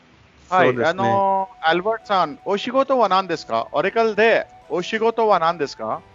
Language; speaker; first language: Japanese; non-native, fluent; Hindi